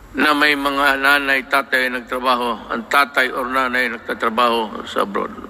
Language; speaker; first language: English; non-native, local second language; Cebuano